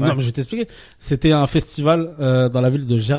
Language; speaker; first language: French; native; French